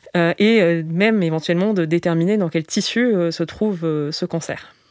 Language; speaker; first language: French; native; French